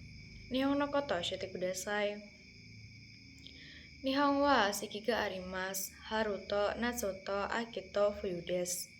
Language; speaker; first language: Japanese; non-native, learner; Indonesian